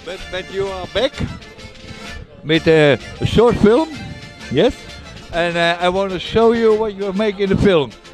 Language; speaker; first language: English; non-native, learner; Dutch